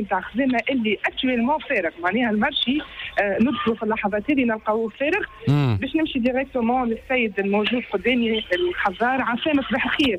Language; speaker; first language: Arabic; native; Arabic